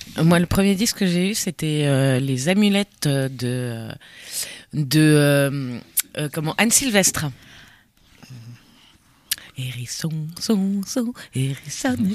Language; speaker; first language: French; native; French